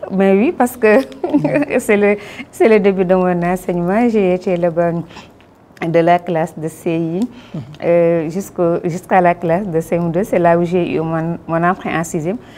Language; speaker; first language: French; non-native, local second language; Wolof